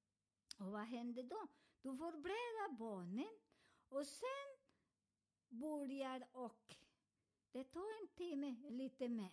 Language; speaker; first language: Swedish; non-native, learner; Spanish